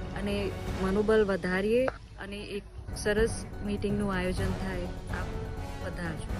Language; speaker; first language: Gujarati; native; Gujarati